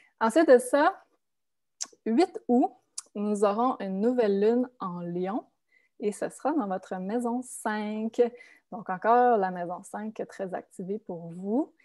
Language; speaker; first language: French; native; French